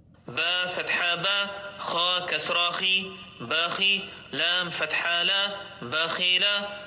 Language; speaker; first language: Arabic; non-native, fluent; Oromo